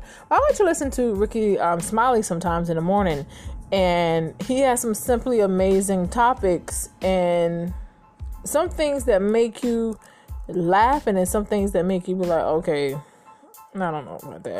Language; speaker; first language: English; native; English